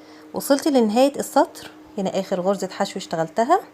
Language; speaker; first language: Arabic; native; Arabic